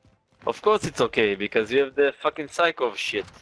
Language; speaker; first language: English; non-native, fluent; Hebrew